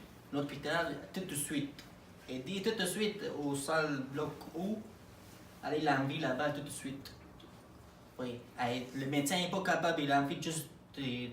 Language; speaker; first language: French; non-native, learner; Arabic